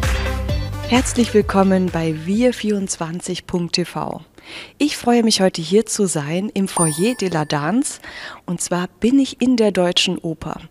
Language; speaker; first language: German; native; German